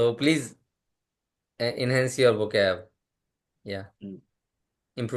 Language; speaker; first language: English; non-native, local second language; Hindi